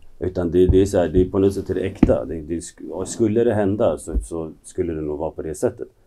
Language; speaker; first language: Swedish; early bilingual, other home language; Kurdish